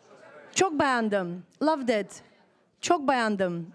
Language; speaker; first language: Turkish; non-native, fluent; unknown